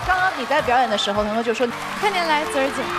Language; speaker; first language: Chinese; native; Chinese